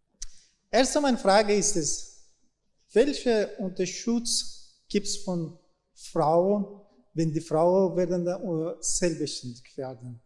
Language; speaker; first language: German; non-native, learner; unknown